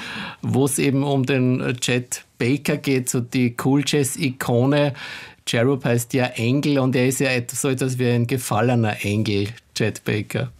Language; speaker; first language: German; native; German